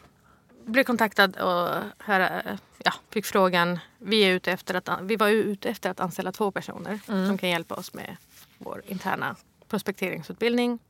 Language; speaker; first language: Swedish; early bilingual, other home language; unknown